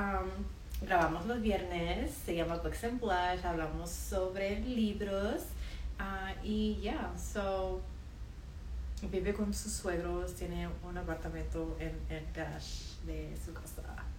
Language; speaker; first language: Spanish; early bilingual, heritage; Spanish